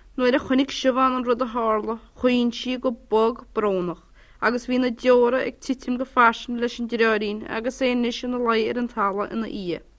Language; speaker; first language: Irish; native; Irish